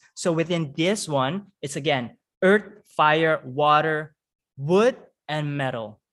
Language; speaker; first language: English; non-native, fluent; Dutch